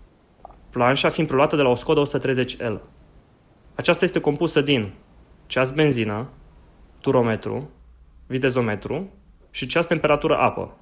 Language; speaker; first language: Romanian; native; Romanian